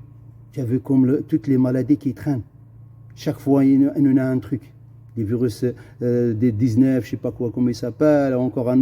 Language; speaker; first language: French; non-native, fluent; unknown